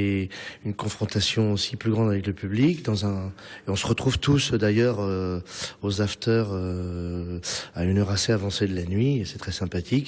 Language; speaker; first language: French; native; French